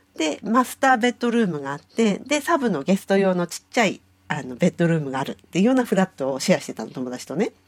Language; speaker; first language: Japanese; native; Japanese